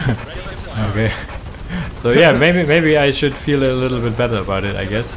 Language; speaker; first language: English; non-native, fluent; German